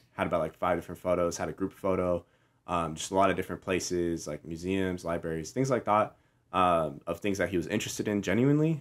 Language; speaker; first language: English; native; English